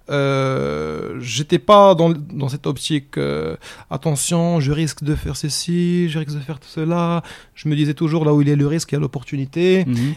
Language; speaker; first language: French; non-native, local second language; Arabic